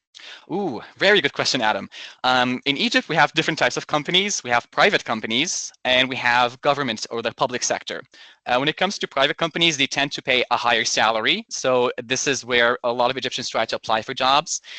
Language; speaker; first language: English; non-native, local second language; Arabic